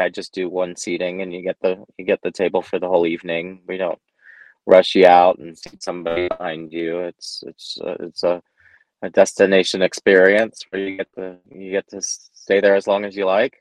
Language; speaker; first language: English; native; English